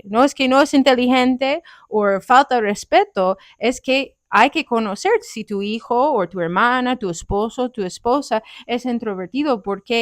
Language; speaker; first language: Spanish; non-native, fluent; English